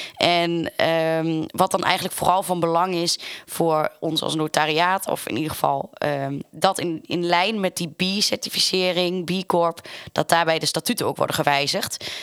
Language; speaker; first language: Dutch; native; Dutch